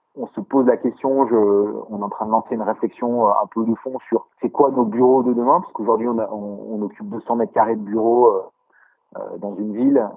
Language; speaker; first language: French; native; French